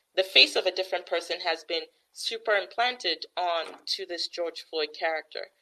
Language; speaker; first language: English; native; English